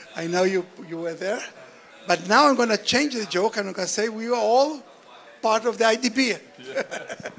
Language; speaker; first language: English; non-native, fluent; Portuguese